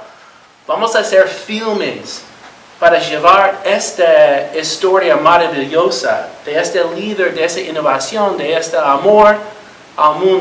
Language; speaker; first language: Portuguese; non-native, learner; Spanish